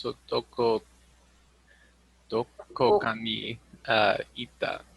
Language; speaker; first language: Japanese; non-native, learner; English